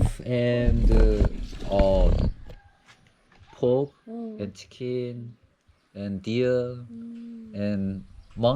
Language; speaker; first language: English; non-native, learner; Korean